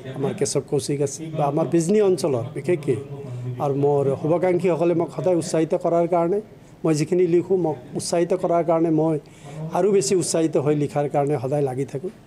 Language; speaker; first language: Assamese; non-native, local second language; Nepali